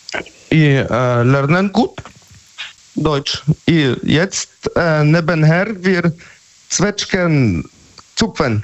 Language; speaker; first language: German; non-native, learner; Polish